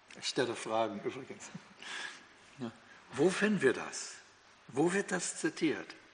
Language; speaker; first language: German; non-native, fluent; English